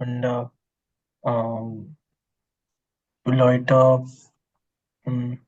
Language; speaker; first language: German; non-native, learner; Hindi